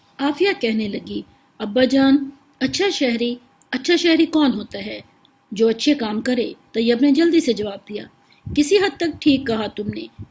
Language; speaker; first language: Urdu; native; Urdu